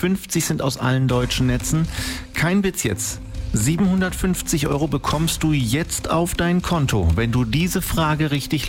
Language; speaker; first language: German; native; German